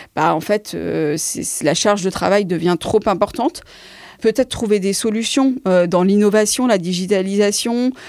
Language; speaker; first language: French; native; French